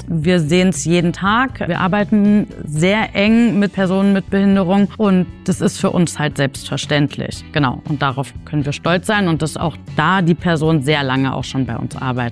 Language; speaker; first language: German; native; German